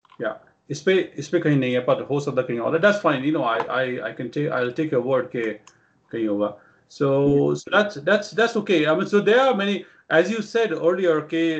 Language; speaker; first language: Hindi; non-native, local second language; Punjabi